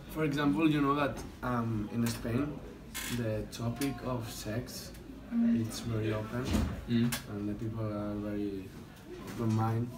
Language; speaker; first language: English; non-native, learner; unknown